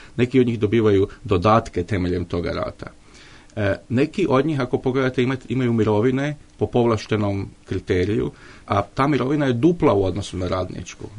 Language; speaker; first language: Serbian; native; Serbian